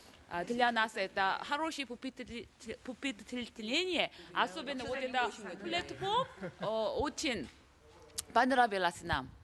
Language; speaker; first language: Russian; non-native, fluent; Korean